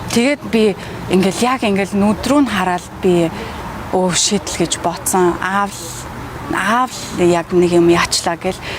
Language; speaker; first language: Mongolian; early bilingual, heritage; Mongolian